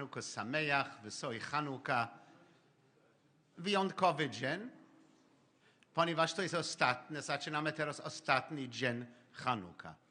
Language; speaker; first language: Polish; non-native, learner; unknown